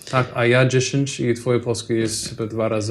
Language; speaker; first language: Polish; non-native, learner; English